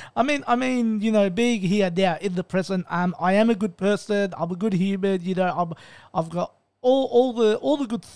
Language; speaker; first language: English; native; English